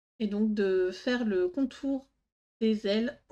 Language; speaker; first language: French; native; French